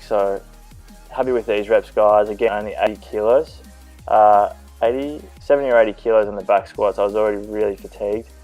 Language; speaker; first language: English; native; English